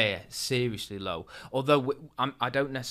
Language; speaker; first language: English; native; English